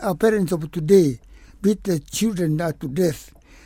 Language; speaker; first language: English; non-native, local second language; Kikuyu